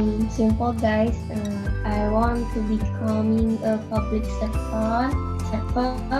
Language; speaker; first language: English; non-native, learner; Indonesian